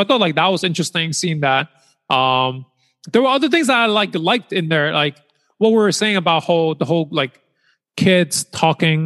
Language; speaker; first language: English; early bilingual, other home language; Chinese